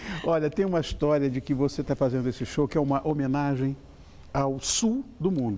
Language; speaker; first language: Portuguese; native; Portuguese